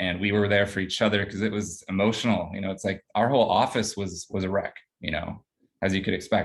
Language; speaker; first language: English; native; English